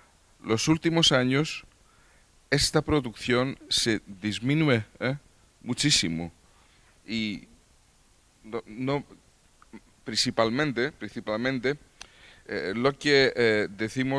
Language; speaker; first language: Spanish; non-native, learner; Greek